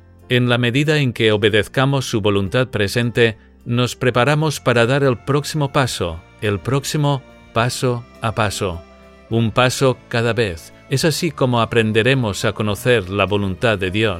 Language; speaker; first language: Spanish; native; Spanish